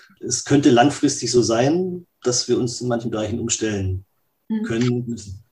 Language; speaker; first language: German; native; German